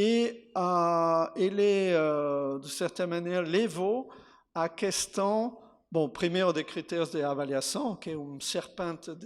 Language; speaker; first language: Portuguese; non-native, fluent; French